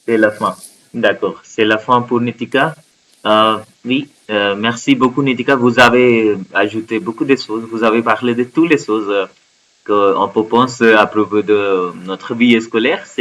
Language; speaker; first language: French; non-native, fluent; Hindi